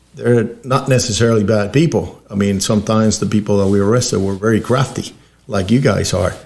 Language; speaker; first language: English; early bilingual, other home language; Spanish